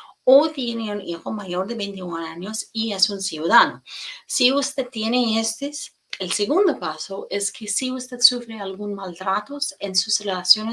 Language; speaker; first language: Spanish; non-native, fluent; English